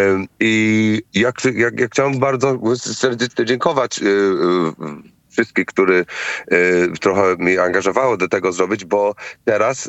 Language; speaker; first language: Polish; non-native, fluent; English